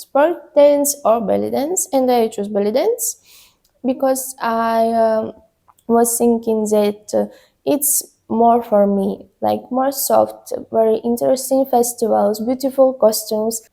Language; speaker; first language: English; non-native, learner; Ukrainian